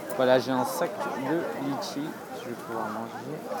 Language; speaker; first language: French; native; French